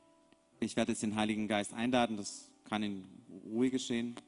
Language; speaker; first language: German; native; German